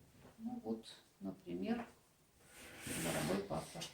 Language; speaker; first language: Russian; native; Russian